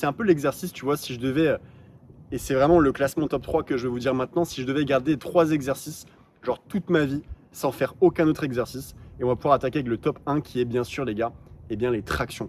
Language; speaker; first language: French; native; French